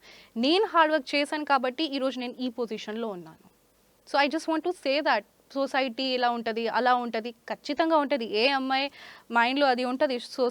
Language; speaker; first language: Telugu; non-native, learner; Hindi